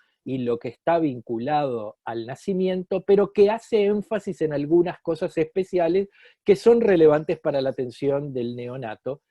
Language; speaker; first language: Spanish; native; Spanish